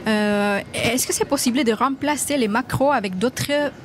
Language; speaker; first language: French; non-native, fluent; Indonesian